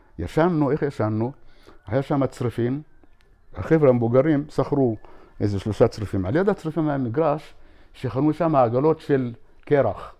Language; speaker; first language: Hebrew; non-native, local second language; Arabic